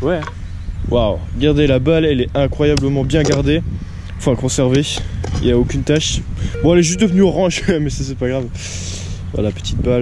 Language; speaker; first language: French; native; French